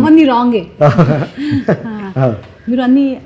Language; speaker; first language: Telugu; non-native, fluent; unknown